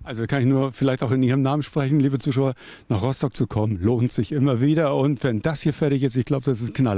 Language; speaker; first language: German; native; German